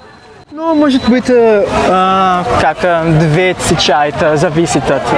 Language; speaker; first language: Russian; non-native, learner; Portuguese